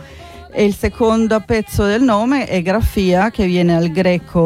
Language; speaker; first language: Italian; non-native, fluent; Spanish